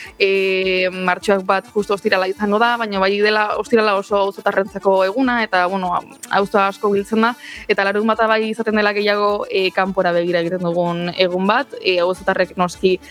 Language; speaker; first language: Basque; native; Basque